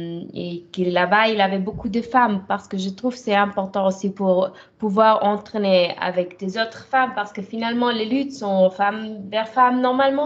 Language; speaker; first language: French; non-native, fluent; German